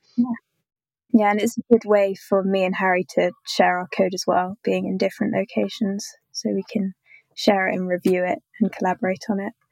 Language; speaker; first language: English; native; English